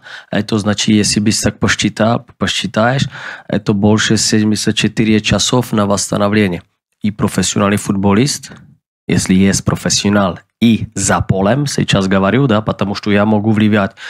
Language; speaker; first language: Russian; non-native, fluent; Czech